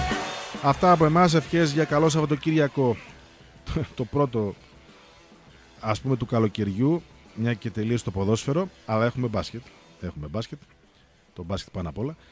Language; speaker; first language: Greek; native; Greek